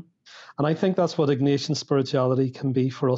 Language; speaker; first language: English; native; English